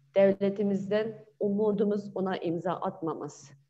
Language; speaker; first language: Turkish; non-native, fluent; Chinese